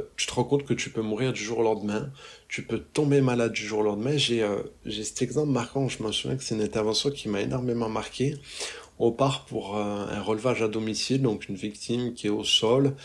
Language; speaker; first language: French; native; French